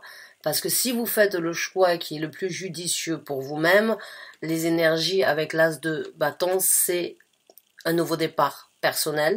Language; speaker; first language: French; native; French